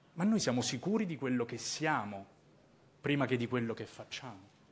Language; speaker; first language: Italian; native; Italian